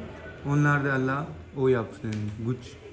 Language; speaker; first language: Turkish; non-native, learner; Urdu